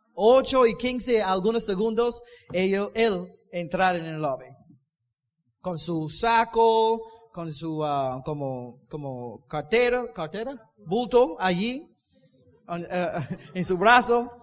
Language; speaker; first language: Spanish; non-native, learner; English